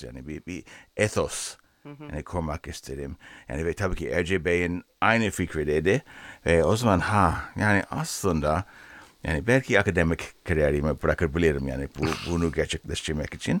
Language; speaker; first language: Turkish; non-native, learner; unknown